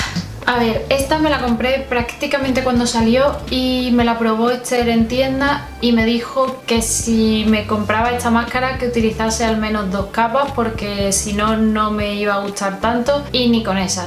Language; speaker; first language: Spanish; native; Spanish